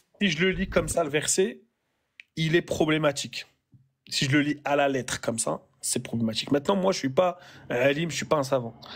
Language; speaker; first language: French; early bilingual, other home language; Arabic